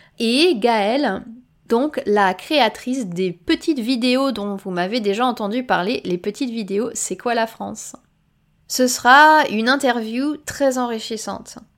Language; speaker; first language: French; native; French